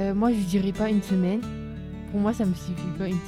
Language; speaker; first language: French; early bilingual, other home language; Turkish